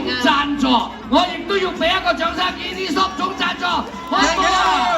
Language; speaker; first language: Chinese; native; Chinese